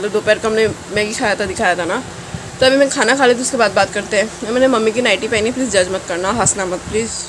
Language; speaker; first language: Hindi; non-native, local second language; Bangla